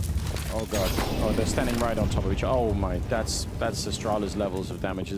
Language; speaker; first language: English; native; English